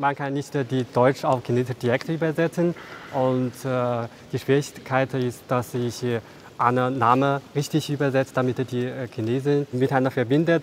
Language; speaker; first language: German; non-native, fluent; Chinese